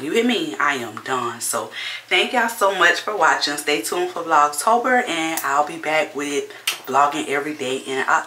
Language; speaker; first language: English; native; English